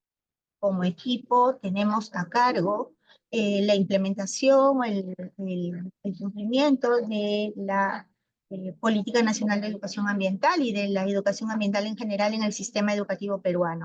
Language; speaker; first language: Spanish; native; Spanish